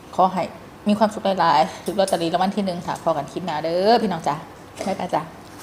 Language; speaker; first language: Thai; native; Thai